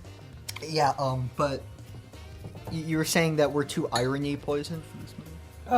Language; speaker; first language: English; native; English